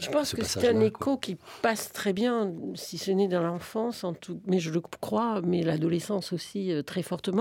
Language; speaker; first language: French; native; French